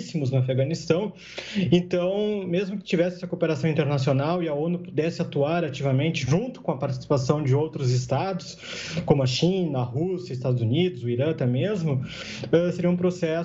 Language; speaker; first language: Portuguese; native; Portuguese